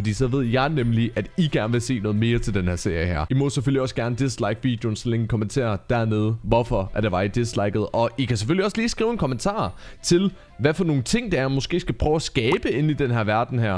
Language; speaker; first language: Danish; native; Danish